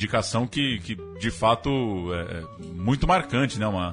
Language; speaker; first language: Portuguese; native; Portuguese